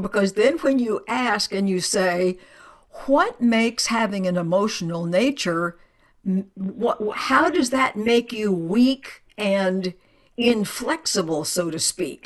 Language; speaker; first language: English; native; English